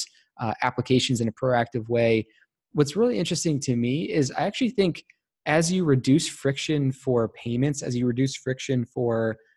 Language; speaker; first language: English; native; English